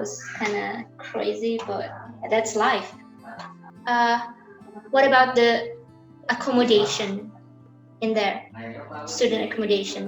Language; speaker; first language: English; non-native, learner; Indonesian